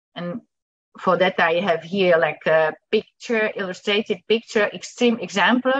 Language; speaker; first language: English; non-native, fluent; Dutch